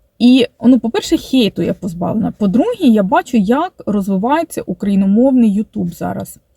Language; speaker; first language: Ukrainian; non-native, local second language; Russian